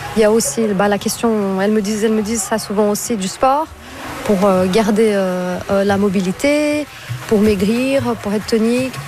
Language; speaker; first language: French; non-native, fluent; Portuguese